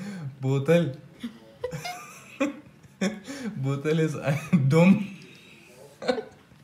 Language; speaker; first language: German; non-native, learner; Pashto